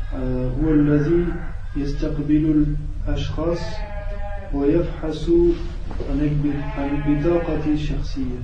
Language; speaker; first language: Arabic; non-native, learner; French